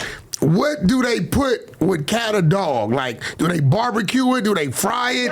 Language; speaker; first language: English; native; English